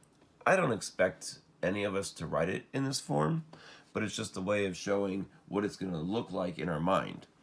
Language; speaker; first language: English; native; English